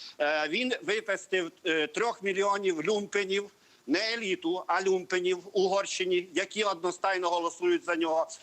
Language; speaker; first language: Ukrainian; non-native, local second language; Hungarian